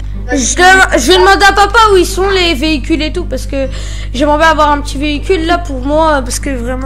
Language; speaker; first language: French; native; French